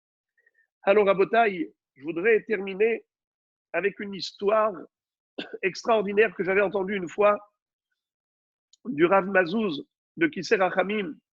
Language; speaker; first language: French; native; French